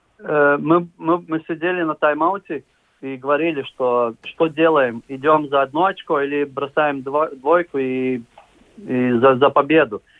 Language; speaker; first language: Russian; non-native, local second language; Latvian